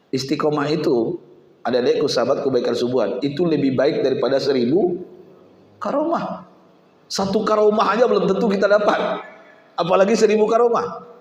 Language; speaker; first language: Indonesian; native; Indonesian